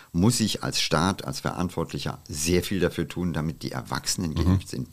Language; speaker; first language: German; non-native, fluent; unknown